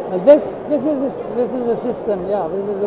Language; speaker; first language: English; non-native, fluent; French